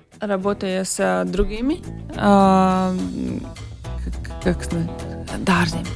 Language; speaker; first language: Russian; non-native, local second language; Latvian